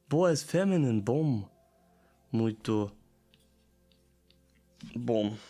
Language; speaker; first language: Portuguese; non-native, learner; German